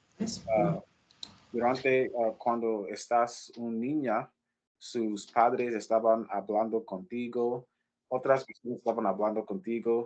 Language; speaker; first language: Spanish; non-native, fluent; English